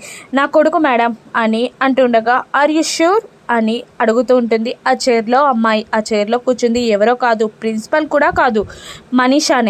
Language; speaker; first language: Telugu; native; Telugu